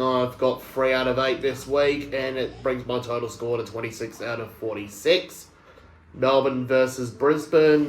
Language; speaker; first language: English; native; English